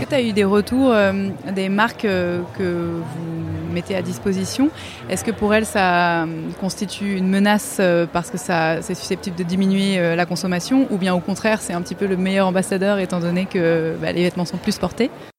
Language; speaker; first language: French; native; French